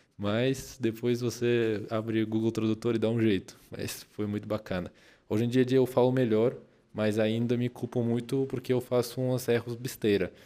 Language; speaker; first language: Portuguese; non-native, fluent; Russian